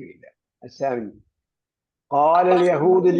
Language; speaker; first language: Arabic; non-native, fluent; Malayalam